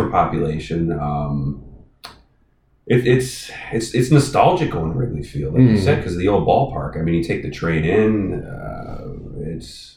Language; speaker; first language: English; native; English